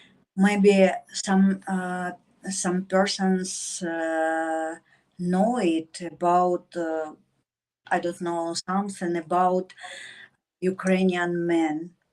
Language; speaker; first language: English; non-native, learner; Russian